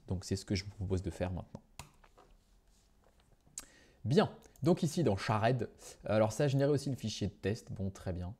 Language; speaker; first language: French; native; French